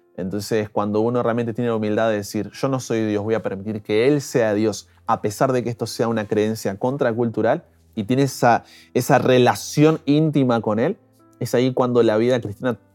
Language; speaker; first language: Spanish; native; Spanish